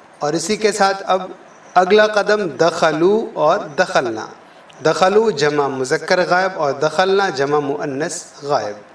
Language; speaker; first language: Urdu; native; Urdu